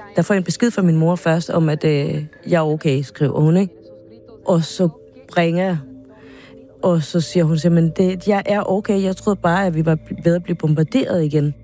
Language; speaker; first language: Danish; non-native, fluent; Spanish